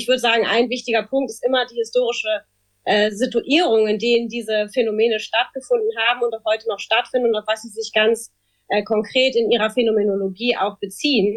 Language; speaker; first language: German; native; German